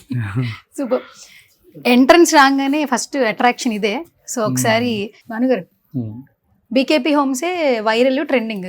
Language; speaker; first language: Telugu; native; Telugu